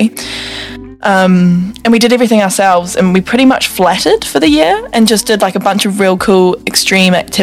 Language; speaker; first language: English; native; English